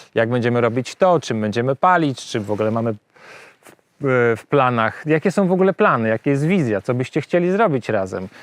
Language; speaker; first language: Polish; native; Polish